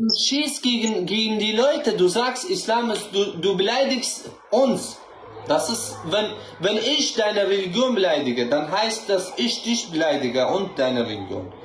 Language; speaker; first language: German; non-native, learner; Central Kurdish